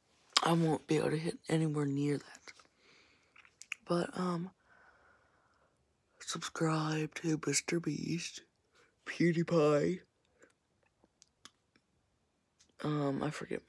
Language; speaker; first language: English; native; English